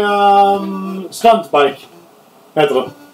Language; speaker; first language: Swedish; native; Swedish